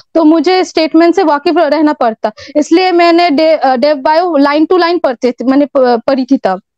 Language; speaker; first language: Hindi; non-native, local second language; Bangla